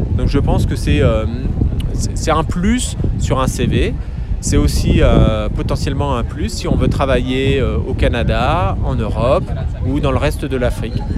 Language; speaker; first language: French; native; French